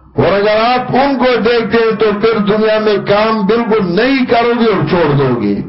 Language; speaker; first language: Urdu; non-native, local second language; Pashto